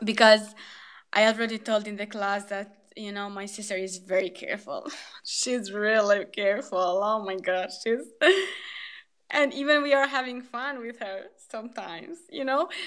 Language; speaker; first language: English; non-native, fluent; Albanian